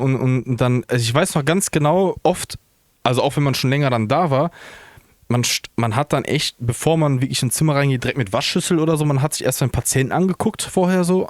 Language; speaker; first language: German; native; German